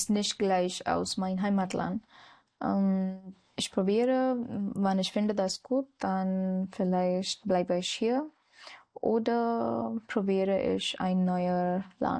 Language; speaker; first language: German; non-native, learner; Marathi